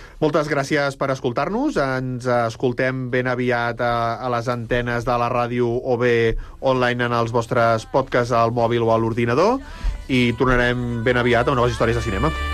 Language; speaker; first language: Catalan; native; Catalan